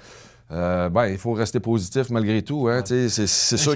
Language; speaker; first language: French; native; French